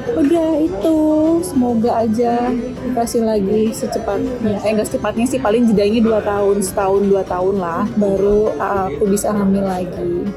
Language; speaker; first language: Indonesian; native; Indonesian